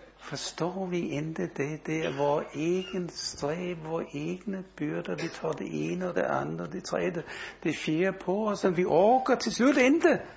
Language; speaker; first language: Danish; native; Danish